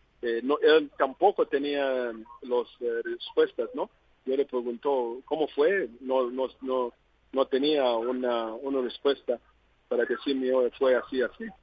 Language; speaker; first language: Spanish; non-native, learner; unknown